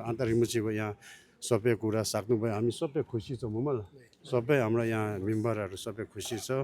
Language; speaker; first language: Nepali; non-native, local second language; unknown